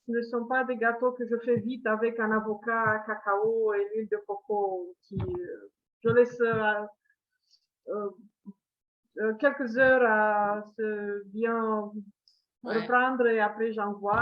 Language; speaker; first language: French; non-native, fluent; Romanian